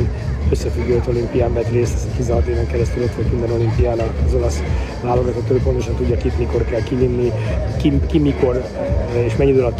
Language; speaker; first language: Hungarian; native; Hungarian